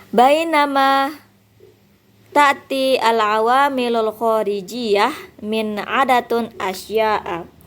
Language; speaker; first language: Arabic; non-native, learner; Indonesian